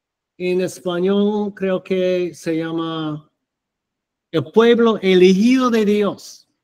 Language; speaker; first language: Spanish; non-native, fluent; English